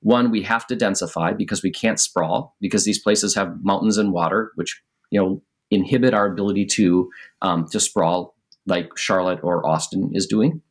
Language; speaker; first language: English; native; English